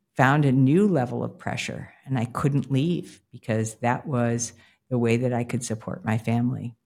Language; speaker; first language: English; native; English